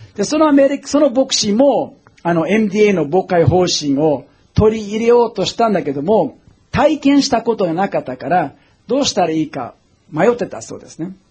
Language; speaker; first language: Japanese; non-native, fluent; English